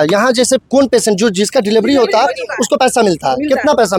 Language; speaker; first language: Hindi; native; Hindi